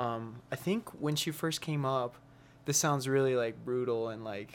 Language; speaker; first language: English; early bilingual, other home language; Spanish